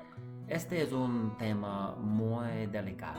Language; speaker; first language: Spanish; non-native, fluent; English